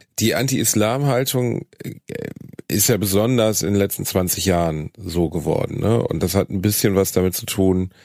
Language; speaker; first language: German; native; German